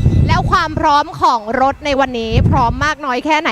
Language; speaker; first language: Thai; native; Thai